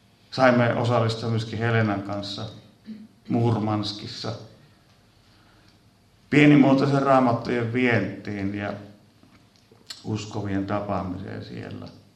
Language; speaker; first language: Finnish; native; Finnish